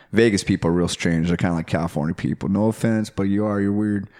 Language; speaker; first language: English; native; English